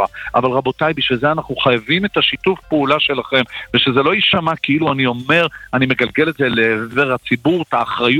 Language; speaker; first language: Hebrew; native; Hebrew